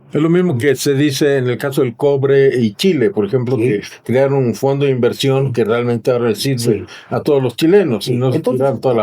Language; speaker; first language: Spanish; native; Spanish